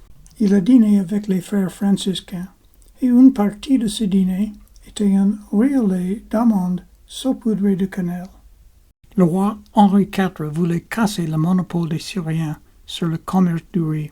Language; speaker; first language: French; non-native, fluent; English